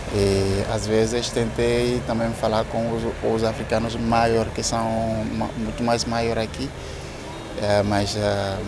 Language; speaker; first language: Portuguese; non-native, learner; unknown